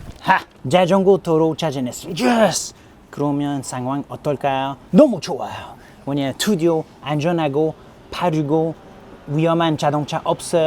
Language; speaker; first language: Korean; non-native, learner; English